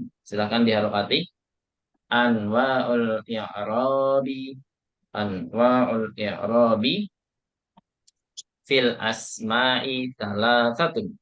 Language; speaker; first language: Arabic; non-native, fluent; Indonesian